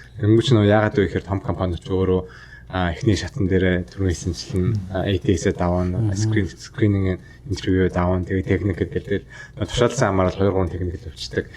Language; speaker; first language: Mongolian; native; Mongolian